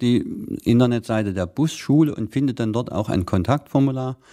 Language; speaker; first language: German; native; German